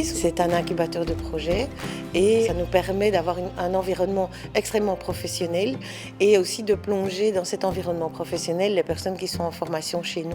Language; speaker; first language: French; native; French